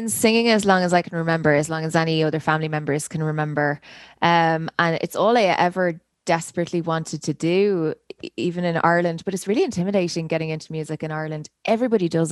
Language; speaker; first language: English; native; English